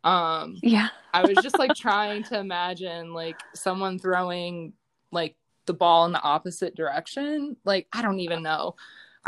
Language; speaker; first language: English; native; English